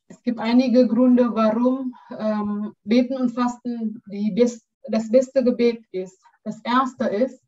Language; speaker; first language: German; non-native, learner; Indonesian